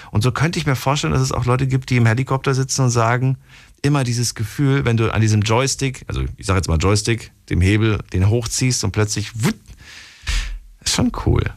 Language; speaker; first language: German; native; German